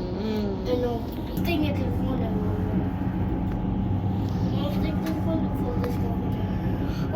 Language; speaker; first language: Swedish; early bilingual, other home language; Bangla